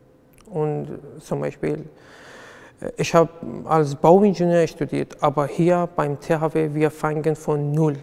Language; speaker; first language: German; non-native, fluent; Persian